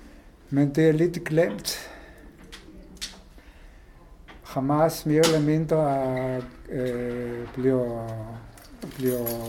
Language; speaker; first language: Danish; non-native, fluent; Hebrew